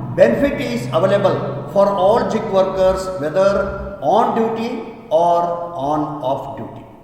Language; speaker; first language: English; non-native, local second language; Kannada